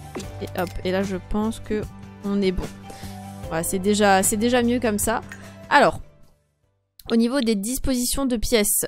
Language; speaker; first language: French; non-native, fluent; Polish